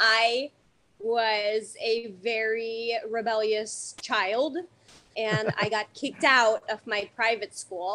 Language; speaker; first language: English; non-native, local second language; Filipino